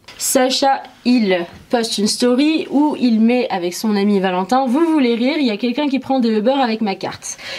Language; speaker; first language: French; early bilingual, other home language; Arabic